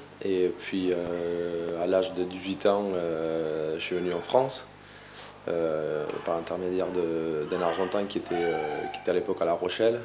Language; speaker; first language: French; non-native, fluent; Spanish